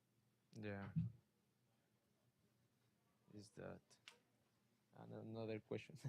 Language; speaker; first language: English; non-native, learner; Spanish